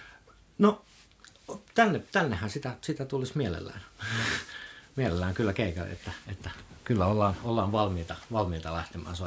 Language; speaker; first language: Finnish; native; Finnish